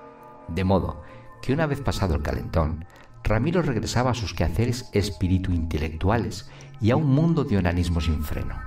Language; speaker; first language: Spanish; native; Spanish